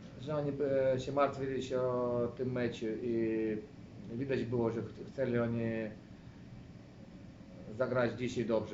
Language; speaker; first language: Polish; non-native, learner; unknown